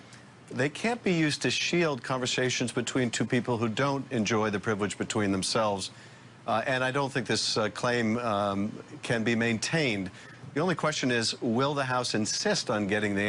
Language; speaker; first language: English; native; English